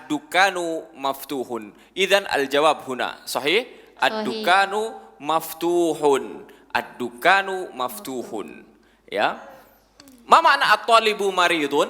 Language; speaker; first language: Arabic; non-native, fluent; Indonesian